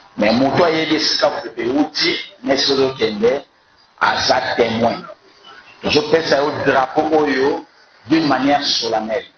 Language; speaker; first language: Lingala; non-native, local second language; Kongo